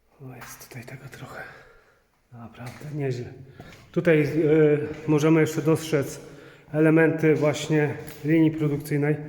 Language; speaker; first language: Polish; native; Polish